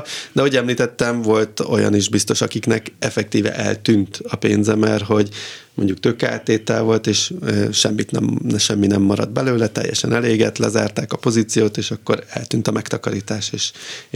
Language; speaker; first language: Hungarian; native; Hungarian